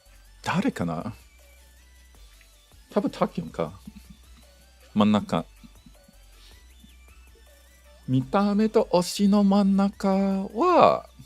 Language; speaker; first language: Japanese; non-native, learner; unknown